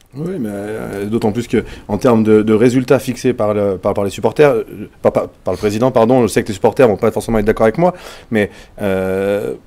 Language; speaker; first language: French; native; French